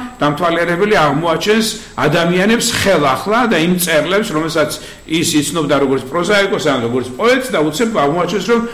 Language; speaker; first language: Georgian; non-native, local second language; Mingrelian